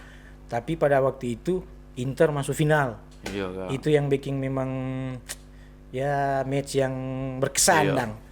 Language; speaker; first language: Indonesian; non-native, local second language; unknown